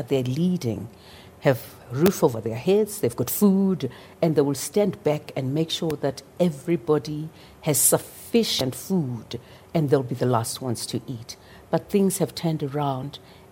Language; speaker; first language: English; non-native, local second language; Zulu